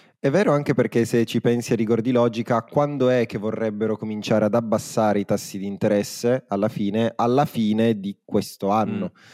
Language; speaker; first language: Italian; native; Italian